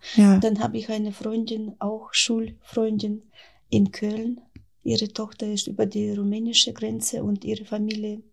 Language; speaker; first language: German; non-native, fluent; Ukrainian